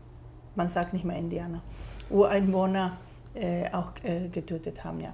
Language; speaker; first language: German; non-native, fluent; Spanish